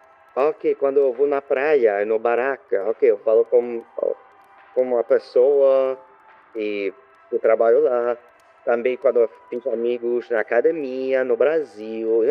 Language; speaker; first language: Portuguese; non-native, learner; French